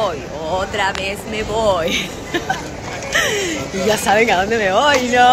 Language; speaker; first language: Spanish; native; Spanish